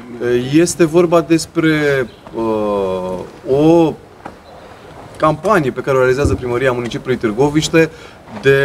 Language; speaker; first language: Romanian; native; Romanian